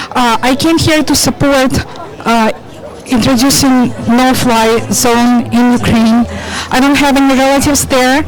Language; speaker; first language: English; non-native, fluent; Russian